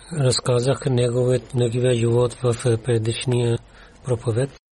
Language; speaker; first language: Bulgarian; non-native, learner; Urdu